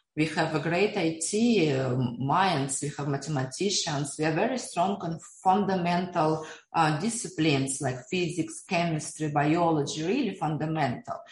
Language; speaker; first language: English; non-native, fluent; Russian